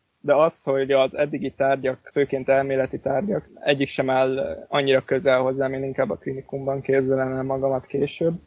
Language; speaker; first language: Hungarian; native; Hungarian